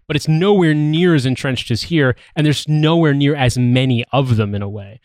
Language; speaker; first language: English; native; English